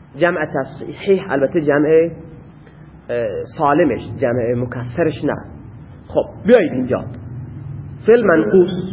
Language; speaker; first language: Persian; non-native, local second language; Baluchi